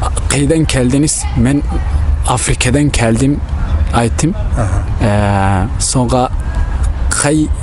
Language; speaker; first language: Kazakh; non-native, learner; Somali